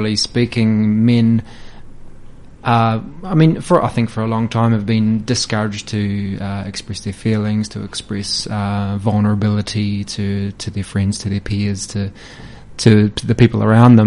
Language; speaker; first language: English; native; English